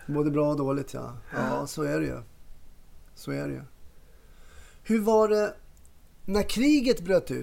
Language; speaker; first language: Swedish; native; Swedish